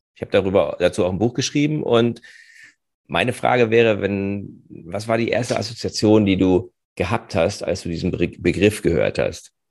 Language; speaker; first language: German; native; German